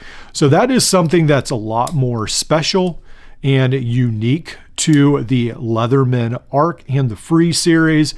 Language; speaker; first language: English; native; English